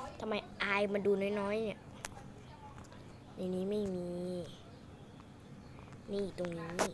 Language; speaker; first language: Thai; native; Thai